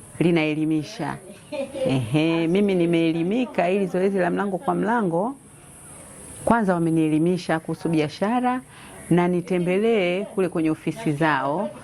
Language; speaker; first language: Swahili; native; Swahili